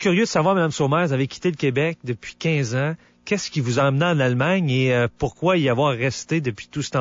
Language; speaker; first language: French; native; French